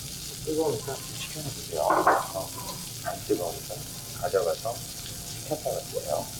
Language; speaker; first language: Korean; native; Korean